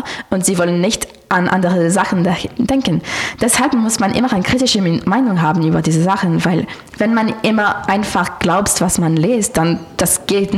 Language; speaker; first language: German; non-native, learner; French